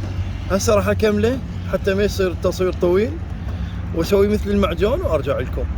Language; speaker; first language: Arabic; native; Arabic